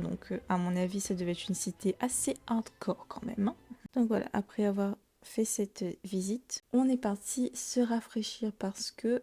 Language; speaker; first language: French; native; French